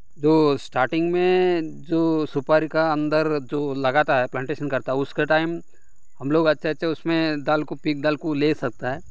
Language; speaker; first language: Hindi; non-native, local second language; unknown